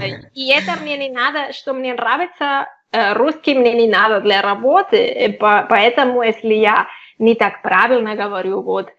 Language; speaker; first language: Russian; non-native, learner; Catalan